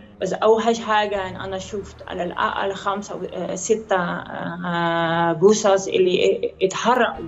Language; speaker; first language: Arabic; non-native, fluent; Dutch